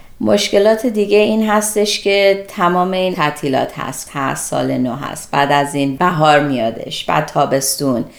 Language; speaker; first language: Persian; early bilingual, other home language; English